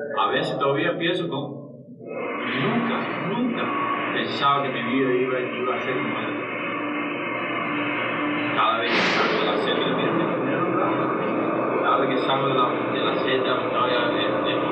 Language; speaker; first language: Spanish; early bilingual, heritage; English